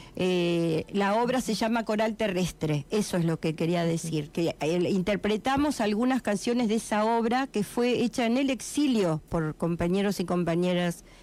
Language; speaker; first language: Spanish; native; Spanish